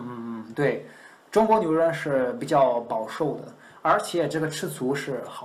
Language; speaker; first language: Chinese; non-native, fluent; Italian